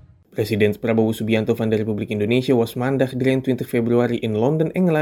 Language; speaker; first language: Dutch; non-native, fluent; Indonesian